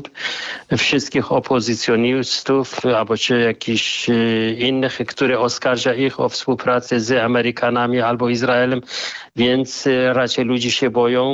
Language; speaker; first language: Polish; non-native, fluent; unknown